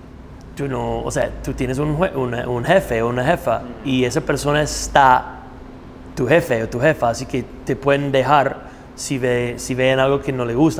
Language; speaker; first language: Spanish; non-native, fluent; English